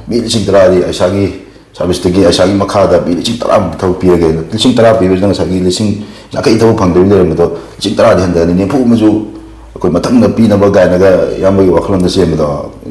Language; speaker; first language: Manipuri; native; Manipuri